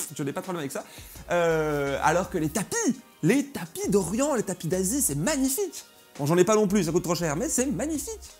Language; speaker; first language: French; native; French